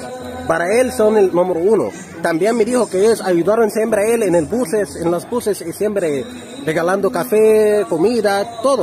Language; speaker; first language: Spanish; non-native, learner; Arabic